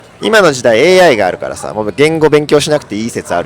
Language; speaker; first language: Japanese; native; Japanese